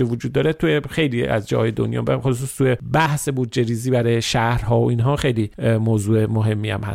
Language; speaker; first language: Persian; native; Persian